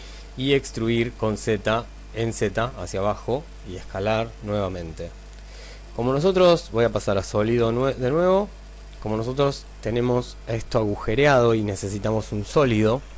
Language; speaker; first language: Spanish; native; Spanish